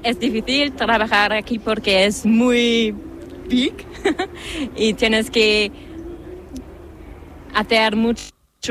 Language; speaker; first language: Spanish; non-native, learner; German